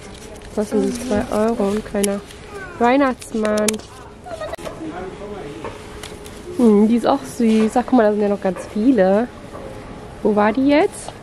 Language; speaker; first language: German; native; German